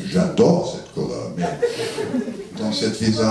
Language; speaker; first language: French; non-native, learner; English